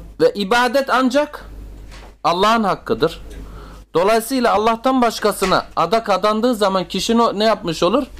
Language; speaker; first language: Turkish; native; Turkish